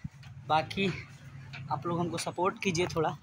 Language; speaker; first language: Hindi; non-native, local second language; Bhojpuri